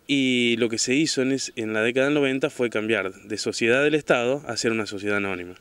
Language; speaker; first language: Spanish; native; Spanish